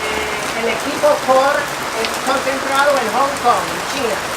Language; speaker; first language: Spanish; non-native, fluent; English